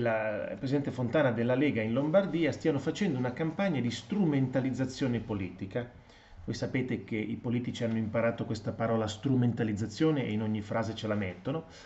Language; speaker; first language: Italian; native; Italian